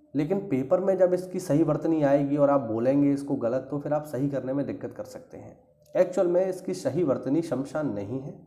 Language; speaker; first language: Hindi; native; Hindi